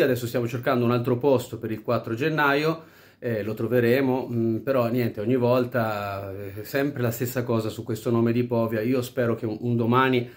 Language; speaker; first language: Italian; native; Italian